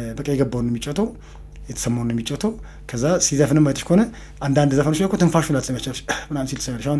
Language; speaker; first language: Amharic; native; Amharic